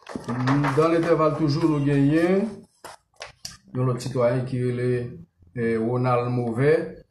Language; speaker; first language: French; non-native, local second language; Haitian Creole